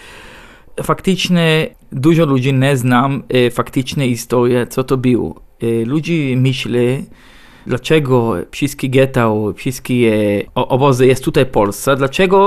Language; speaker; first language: Polish; non-native, learner; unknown